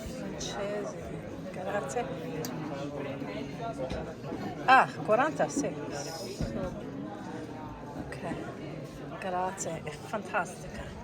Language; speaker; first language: Italian; non-native, learner; English